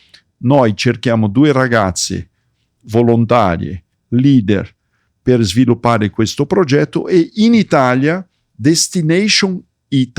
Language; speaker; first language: Italian; early bilingual, heritage; Portuguese